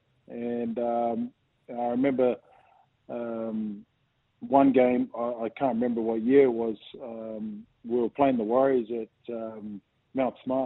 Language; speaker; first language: English; native; English